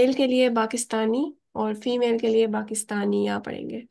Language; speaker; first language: Urdu; native; Urdu